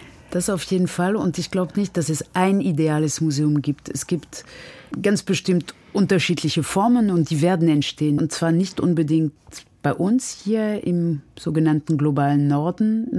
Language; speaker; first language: German; non-native, fluent; French